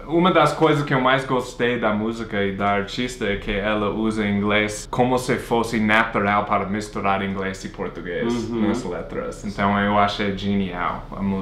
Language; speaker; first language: Portuguese; non-native, fluent; English